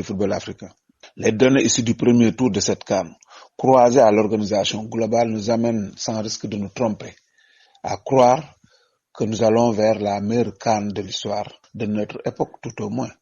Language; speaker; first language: French; non-native, local second language; Wolof